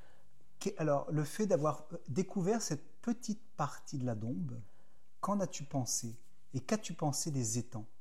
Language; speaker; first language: French; native; French